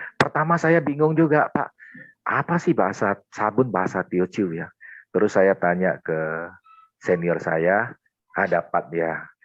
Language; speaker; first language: Indonesian; non-native, local second language; Min Nan Chinese